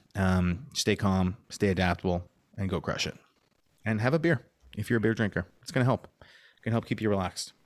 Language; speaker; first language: English; native; English